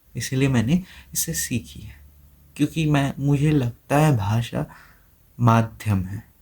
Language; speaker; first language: Hindi; non-native, local second language; Assamese